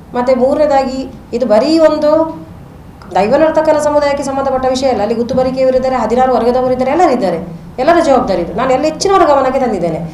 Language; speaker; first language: Kannada; non-native, local second language; Tulu